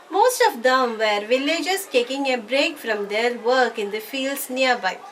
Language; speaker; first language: English; non-native, local second language; Malayalam